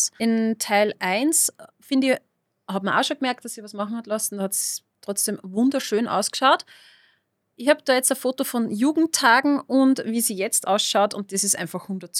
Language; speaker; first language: German; native; German